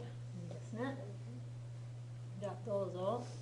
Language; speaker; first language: Japanese; non-native, fluent; English